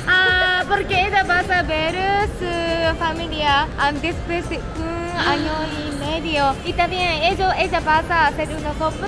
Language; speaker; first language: Spanish; non-native, learner; Japanese